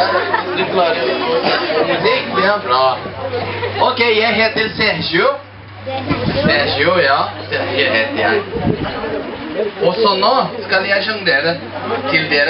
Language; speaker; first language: Norwegian; non-native, learner; Portuguese